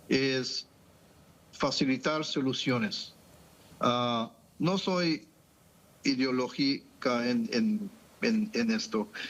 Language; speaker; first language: Spanish; non-native, fluent; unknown